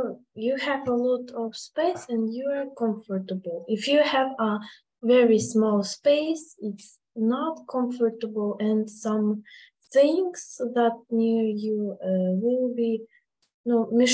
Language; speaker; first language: English; non-native, learner; Russian